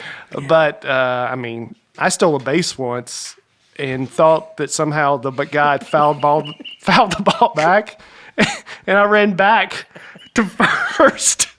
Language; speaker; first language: English; native; English